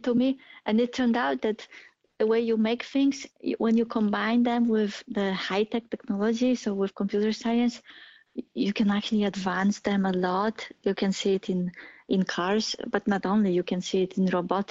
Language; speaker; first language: English; non-native, fluent; Polish